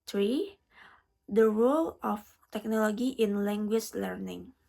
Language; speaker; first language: English; non-native, learner; Indonesian